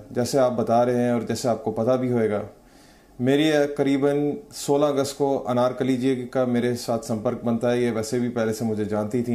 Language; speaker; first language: Hindi; native; Hindi